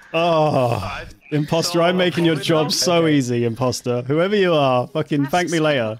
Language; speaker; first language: English; native; English